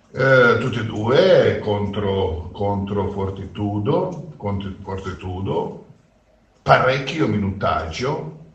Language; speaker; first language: Italian; non-native, fluent; Croatian